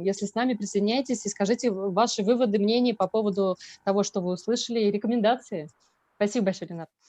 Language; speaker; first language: Russian; native; Russian